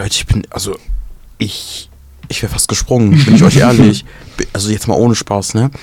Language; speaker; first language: German; native; German